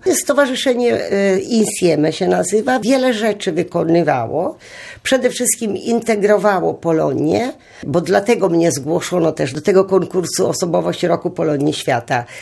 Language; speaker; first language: Polish; native; Polish